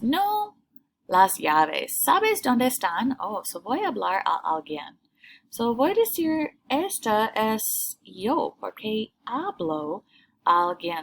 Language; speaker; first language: Spanish; non-native, learner; English